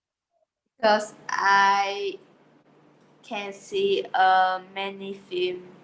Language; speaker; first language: English; non-native, learner; Vietnamese